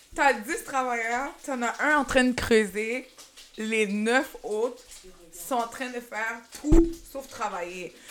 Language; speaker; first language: French; early bilingual, heritage; French